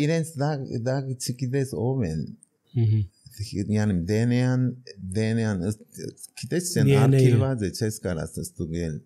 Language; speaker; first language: Armenian; early bilingual, heritage; Armenian